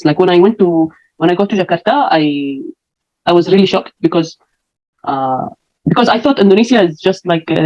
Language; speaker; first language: English; non-native, fluent; Arabic